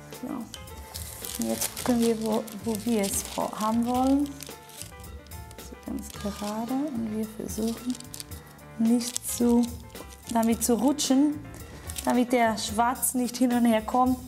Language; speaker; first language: German; non-native, fluent; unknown